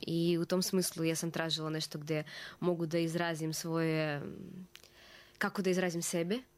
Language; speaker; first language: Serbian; non-native, fluent; Russian